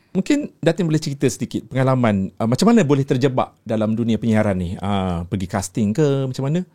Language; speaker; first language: Malay; native; Malay